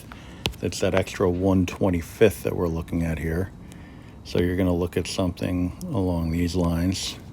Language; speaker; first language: English; native; English